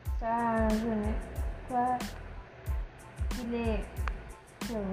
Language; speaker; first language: French; non-native, learner; Spanish